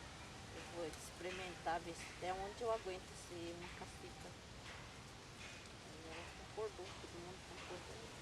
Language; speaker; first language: Portuguese; non-native, local second language; Guarani